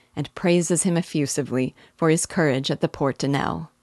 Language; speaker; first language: English; native; English